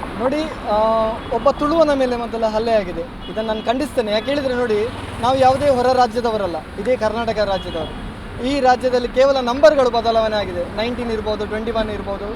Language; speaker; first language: Kannada; non-native, local second language; Tulu